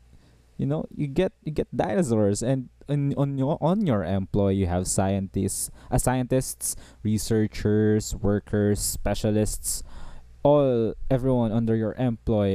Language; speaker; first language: English; non-native, local second language; Filipino